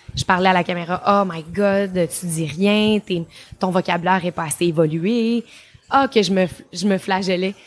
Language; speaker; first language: French; native; French